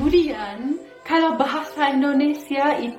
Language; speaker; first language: Indonesian; non-native, fluent; German